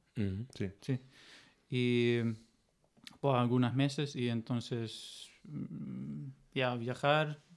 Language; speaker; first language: Spanish; non-native, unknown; German